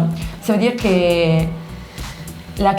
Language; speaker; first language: French; non-native, learner; Italian